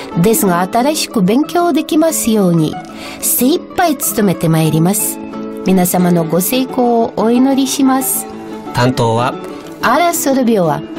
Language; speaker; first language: Japanese; non-native, fluent; Russian